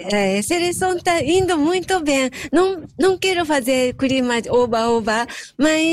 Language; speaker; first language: Portuguese; non-native, fluent; Japanese